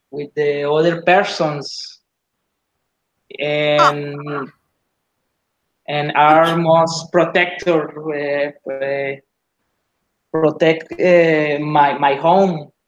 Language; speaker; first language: English; non-native, learner; Spanish